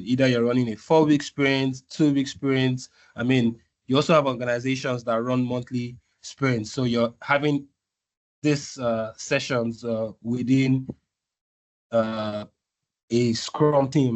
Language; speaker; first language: English; non-native, local second language; Yoruba